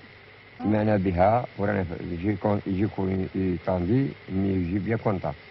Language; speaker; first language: French; non-native, learner; Arabic